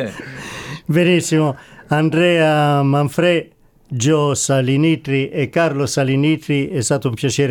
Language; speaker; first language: Italian; native; Italian